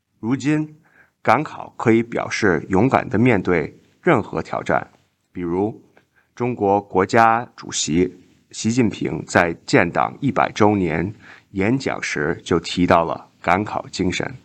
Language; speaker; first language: Chinese; non-native, learner; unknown